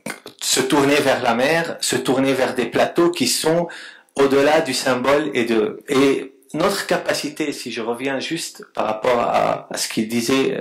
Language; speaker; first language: French; non-native, local second language; Arabic